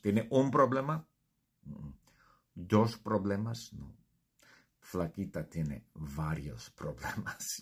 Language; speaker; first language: Spanish; non-native, fluent; English